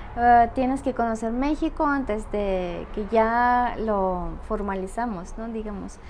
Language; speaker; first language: Spanish; non-native, fluent; Russian